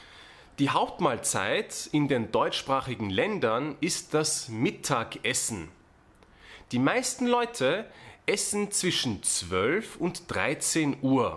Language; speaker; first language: German; non-native, fluent; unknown